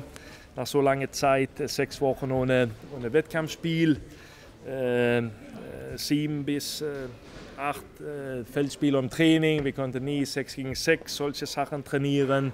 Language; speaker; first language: German; non-native, fluent; Swedish